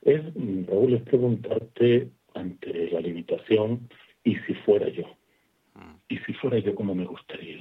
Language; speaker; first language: Spanish; native; Spanish